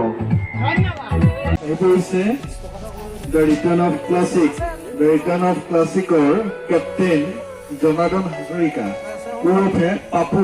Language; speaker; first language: Assamese; native; Assamese